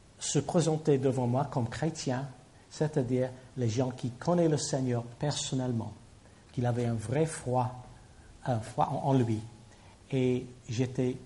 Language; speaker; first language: French; non-native, fluent; English